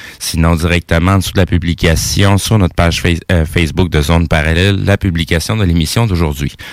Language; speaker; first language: French; native; French